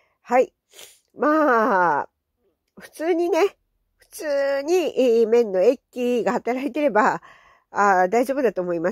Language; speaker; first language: Japanese; native; Japanese